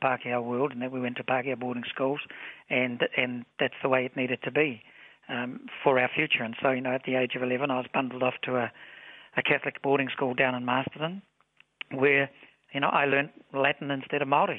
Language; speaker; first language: English; native; English